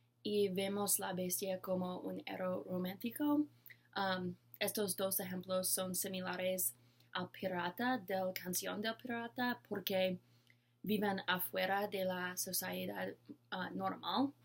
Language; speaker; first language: Spanish; non-native, learner; English